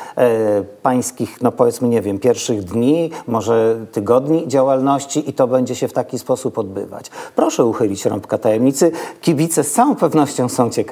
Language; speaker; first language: Polish; native; Polish